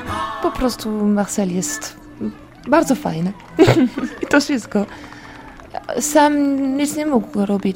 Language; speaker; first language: Polish; non-native, learner; French